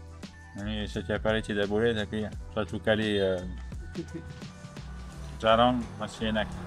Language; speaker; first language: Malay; non-native, learner; French